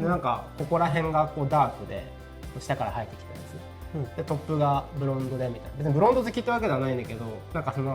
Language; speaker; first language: Japanese; native; Japanese